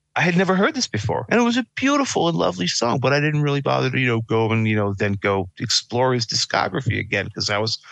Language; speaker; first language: English; native; English